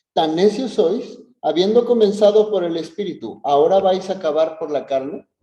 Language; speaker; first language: Spanish; native; Spanish